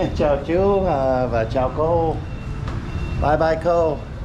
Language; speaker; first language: Vietnamese; non-native, learner; English